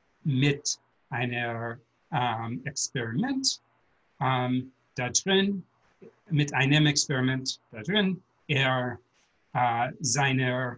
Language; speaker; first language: German; non-native, learner; English